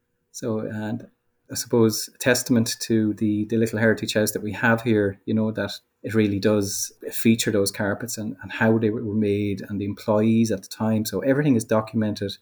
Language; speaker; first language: English; native; English